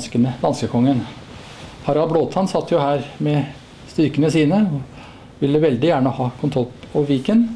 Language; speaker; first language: Norwegian; native; Norwegian